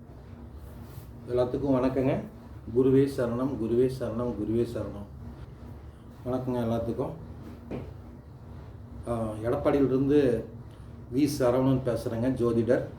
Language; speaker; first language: Tamil; native; Tamil